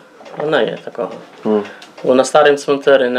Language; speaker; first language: Polish; non-native, local second language; Rusyn